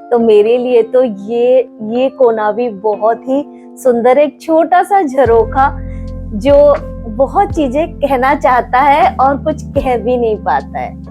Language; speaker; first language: Hindi; native; Hindi